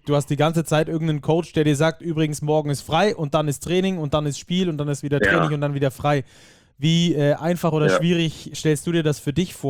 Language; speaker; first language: German; native; German